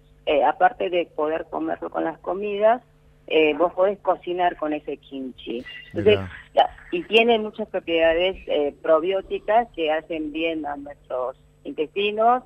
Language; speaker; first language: Spanish; early bilingual, other home language; Korean